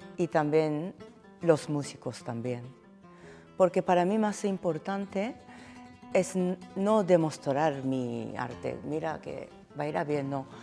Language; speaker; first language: Spanish; non-native, fluent; Japanese